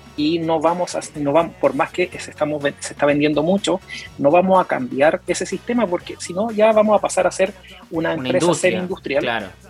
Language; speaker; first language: Spanish; native; Spanish